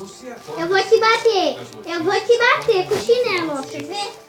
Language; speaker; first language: Portuguese; native; Portuguese